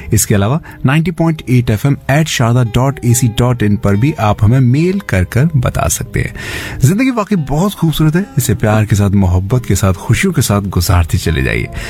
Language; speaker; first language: Hindi; native; Hindi